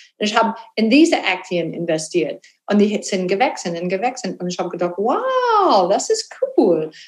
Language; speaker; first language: German; non-native, learner; English